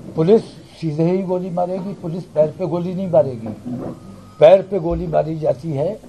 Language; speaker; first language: Hindi; native; Hindi